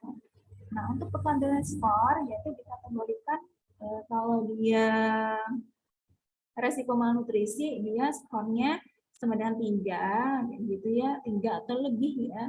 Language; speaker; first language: Indonesian; native; Indonesian